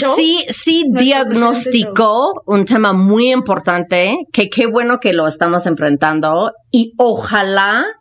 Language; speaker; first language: Spanish; non-native, fluent; English